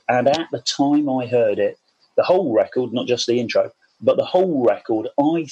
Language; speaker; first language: English; native; English